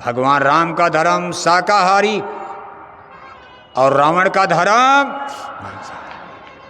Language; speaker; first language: Hindi; native; Hindi